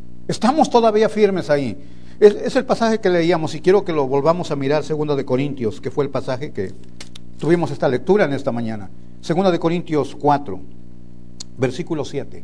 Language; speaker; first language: Spanish; native; Spanish